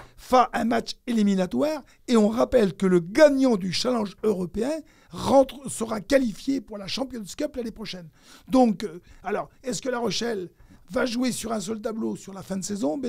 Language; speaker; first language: French; native; French